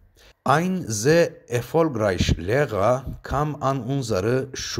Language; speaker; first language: German; non-native, fluent; Turkish